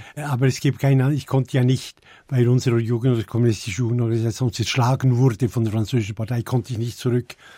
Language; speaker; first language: German; native; German